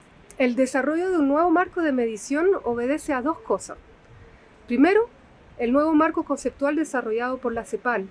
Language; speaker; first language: Spanish; native; Spanish